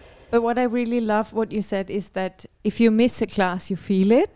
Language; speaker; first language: English; non-native, fluent; German